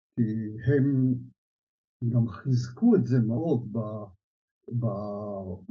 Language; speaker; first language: Hebrew; early bilingual, other home language; Polish